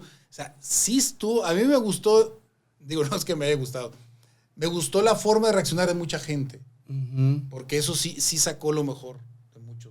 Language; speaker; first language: Spanish; native; Spanish